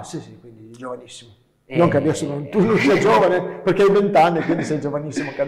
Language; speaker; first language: Italian; native; Italian